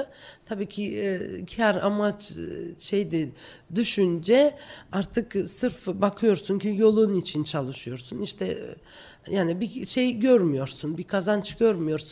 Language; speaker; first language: Turkish; non-native, fluent; Georgian